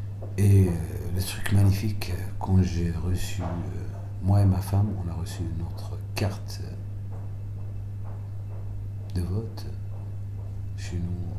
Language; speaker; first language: French; non-native, fluent; Arabic